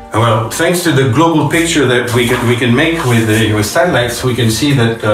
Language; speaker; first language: English; non-native, fluent; French